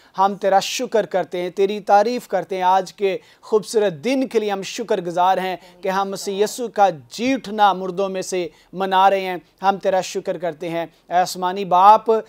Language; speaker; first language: Urdu; non-native, local second language; Punjabi